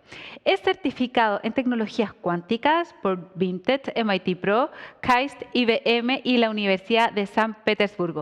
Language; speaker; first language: Spanish; native; Spanish